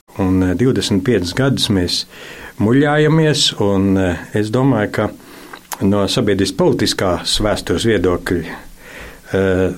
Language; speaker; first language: Latvian; native; Latvian